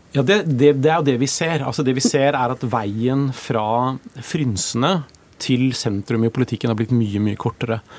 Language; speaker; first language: Norwegian; native; Norwegian